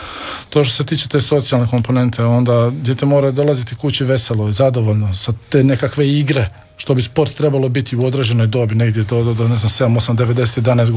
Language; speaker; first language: Serbian; native; Serbian